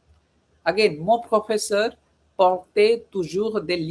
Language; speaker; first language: French; non-native, fluent; Hindi